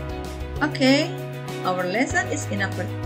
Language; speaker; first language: English; non-native, fluent; Indonesian